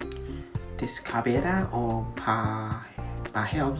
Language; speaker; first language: Portuguese; non-native, learner; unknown